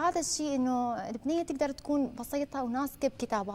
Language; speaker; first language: Arabic; native; Arabic